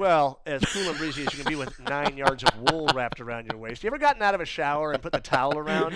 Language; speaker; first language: English; native; English